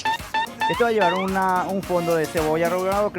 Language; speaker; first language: Spanish; native; Spanish